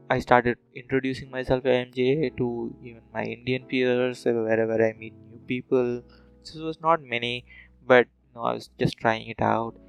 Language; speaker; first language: English; non-native, local second language; Telugu